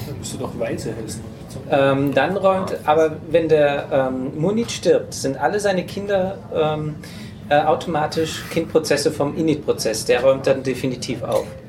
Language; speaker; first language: German; native; German